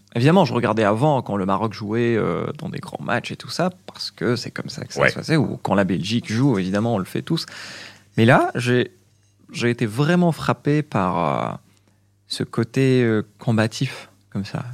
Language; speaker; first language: French; non-native, local second language; Arabic